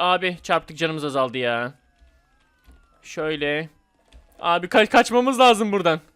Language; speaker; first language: Turkish; native; Turkish